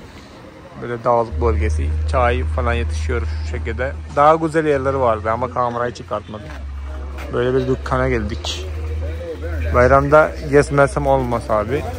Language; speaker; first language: Turkish; non-native, fluent; Malayalam